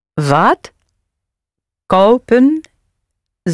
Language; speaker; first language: Dutch; non-native, learner; English